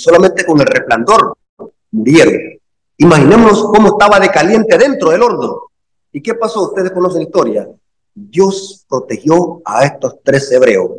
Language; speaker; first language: Spanish; native; Spanish